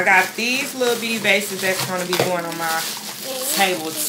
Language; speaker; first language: English; native; English